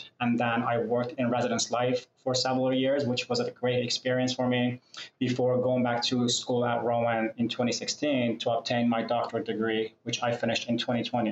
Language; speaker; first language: English; non-native, fluent; Persian